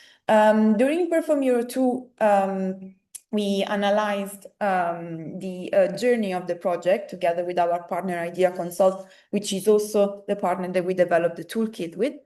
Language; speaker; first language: English; non-native, fluent; Italian